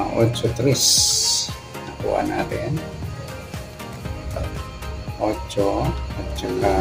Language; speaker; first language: Filipino; native; Filipino